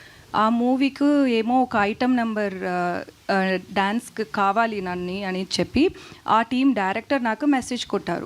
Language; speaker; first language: Telugu; non-native, local second language; Tamil